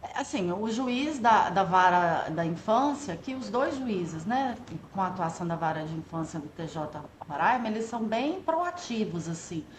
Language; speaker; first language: Portuguese; native; Portuguese